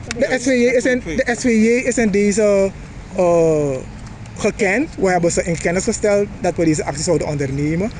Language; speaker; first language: Dutch; native; Dutch